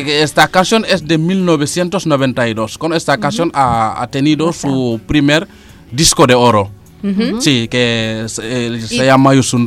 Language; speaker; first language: Spanish; non-native, fluent; Serer